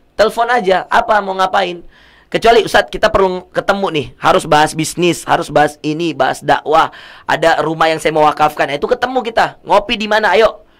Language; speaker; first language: Indonesian; native; Indonesian